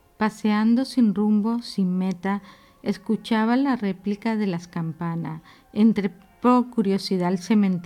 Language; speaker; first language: Spanish; native; Spanish